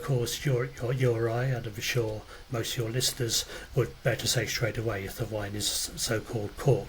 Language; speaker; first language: English; native; English